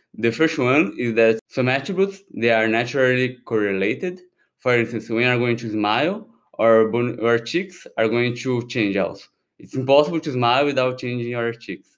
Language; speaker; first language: English; non-native, fluent; Portuguese